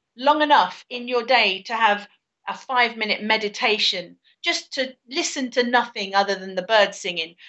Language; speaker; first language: English; native; English